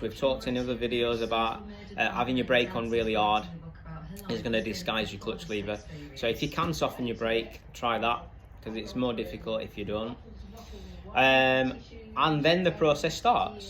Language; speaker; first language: English; native; English